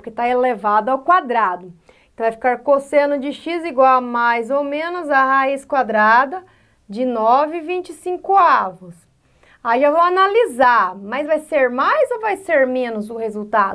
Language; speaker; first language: Portuguese; native; Portuguese